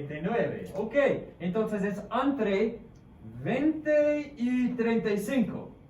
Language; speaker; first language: Spanish; non-native, fluent; English